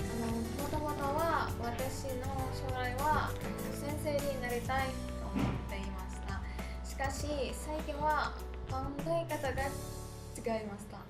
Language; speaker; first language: Japanese; non-native, learner; Indonesian